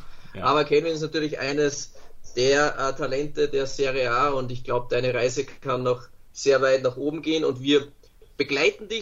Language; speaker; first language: German; native; German